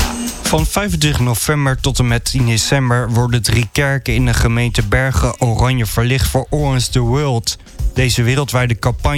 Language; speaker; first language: Dutch; native; Dutch